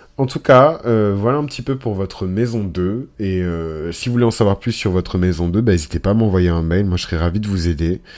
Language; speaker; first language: French; early bilingual, other home language; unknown